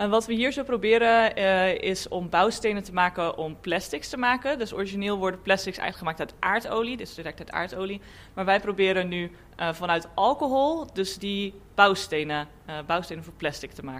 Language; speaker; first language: Dutch; native; Dutch